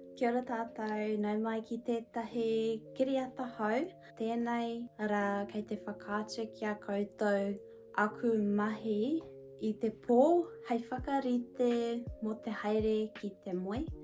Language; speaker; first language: Māori; non-native, local second language; English